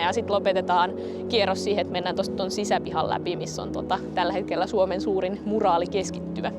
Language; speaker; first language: Finnish; native; Finnish